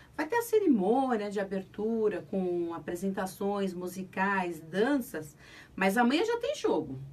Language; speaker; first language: Portuguese; native; Portuguese